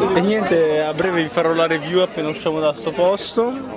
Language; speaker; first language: Italian; native; Italian